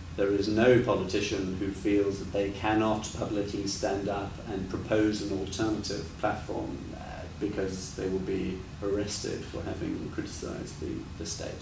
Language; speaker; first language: English; native; English